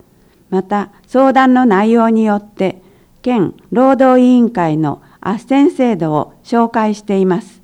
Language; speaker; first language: Japanese; native; Japanese